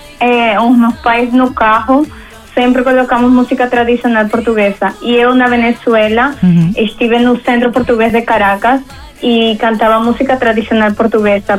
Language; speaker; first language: Portuguese; early bilingual, heritage; Portuguese